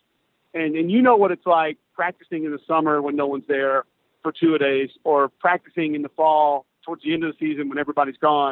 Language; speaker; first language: English; native; English